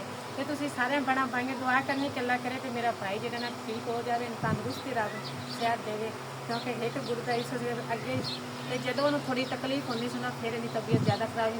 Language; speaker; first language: Punjabi; native; Punjabi